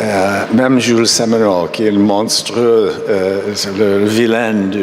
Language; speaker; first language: French; non-native, fluent; English